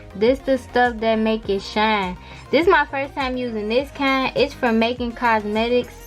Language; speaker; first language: English; native; English